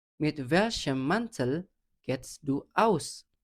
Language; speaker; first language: German; non-native, fluent; Indonesian